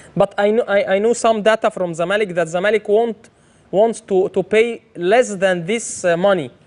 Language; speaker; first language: English; non-native, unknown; Arabic